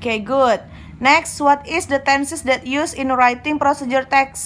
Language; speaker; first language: English; non-native, local second language; Indonesian